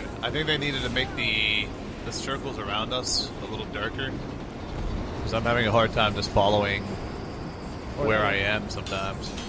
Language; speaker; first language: English; native; English